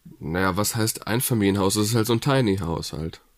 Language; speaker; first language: German; native; German